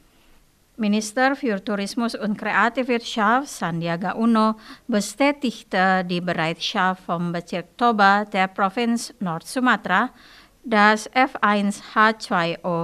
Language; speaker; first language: German; non-native, fluent; Indonesian